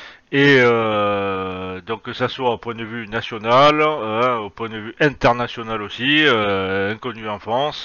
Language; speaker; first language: French; native; French